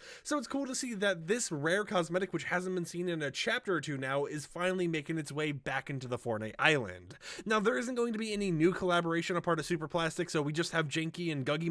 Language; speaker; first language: English; native; English